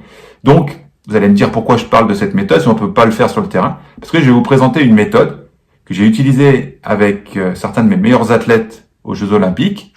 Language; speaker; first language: French; native; French